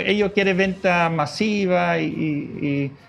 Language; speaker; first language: Spanish; non-native, fluent; Dutch